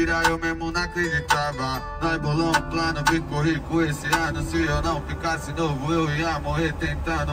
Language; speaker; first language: Portuguese; native; Portuguese